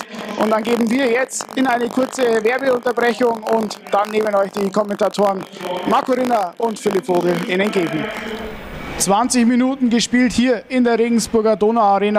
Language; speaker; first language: German; native; German